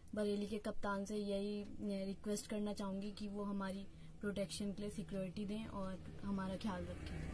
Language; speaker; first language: Hindi; native; Hindi